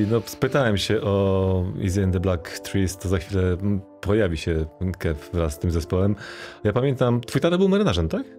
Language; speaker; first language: Polish; native; Polish